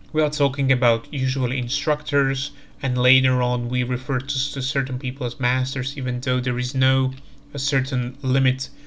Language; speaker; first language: English; non-native, fluent; Slovak